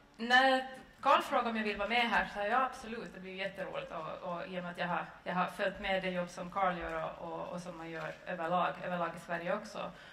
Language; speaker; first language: Swedish; native; Swedish